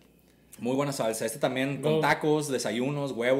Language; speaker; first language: Spanish; native; Spanish